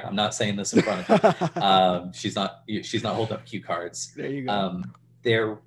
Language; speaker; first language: English; native; English